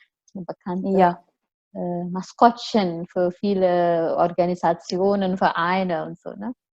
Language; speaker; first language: German; non-native, fluent; Indonesian